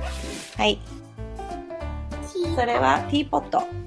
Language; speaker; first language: Japanese; native; Japanese